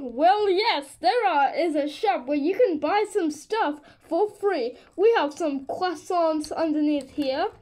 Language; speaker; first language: English; native; English